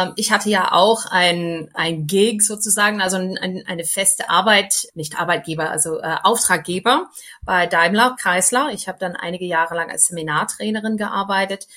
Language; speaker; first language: German; non-native, fluent; English